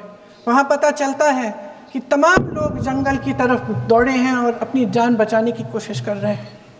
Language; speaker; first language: Hindi; native; Hindi